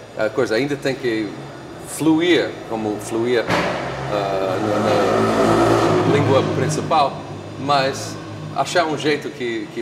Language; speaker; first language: Portuguese; non-native, fluent; English